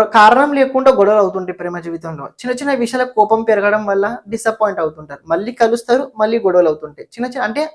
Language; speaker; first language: Telugu; non-native, local second language; Marathi